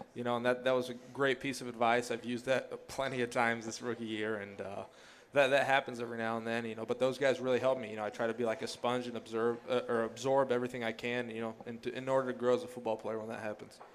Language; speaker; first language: English; early bilingual, other home language; Greek